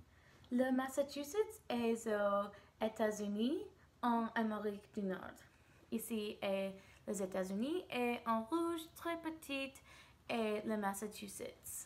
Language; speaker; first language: French; non-native, learner; English